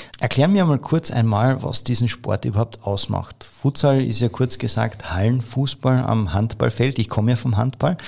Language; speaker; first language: German; native; German